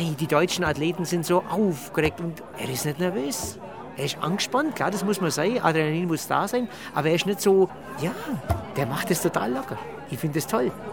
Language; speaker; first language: German; native; German